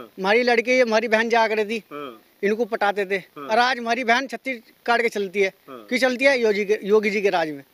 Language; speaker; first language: Hindi; native; Hindi